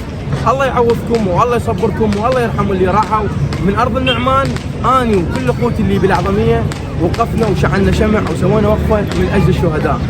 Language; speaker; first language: Arabic; native; Arabic